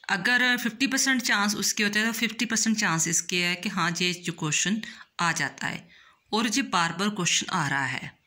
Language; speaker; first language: Hindi; non-native, local second language; Punjabi